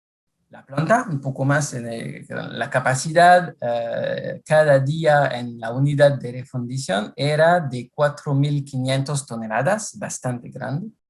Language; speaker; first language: Spanish; non-native, fluent; French